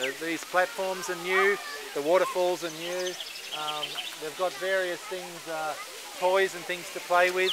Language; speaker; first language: English; native; English